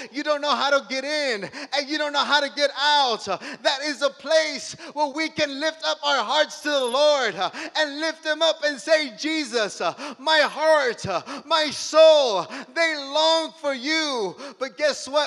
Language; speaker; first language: English; early bilingual, other home language; Spanish